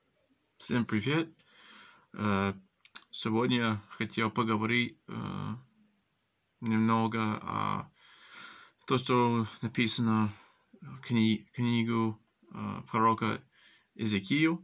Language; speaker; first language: Russian; early bilingual, heritage; English